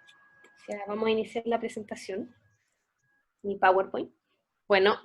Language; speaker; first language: Spanish; native; Spanish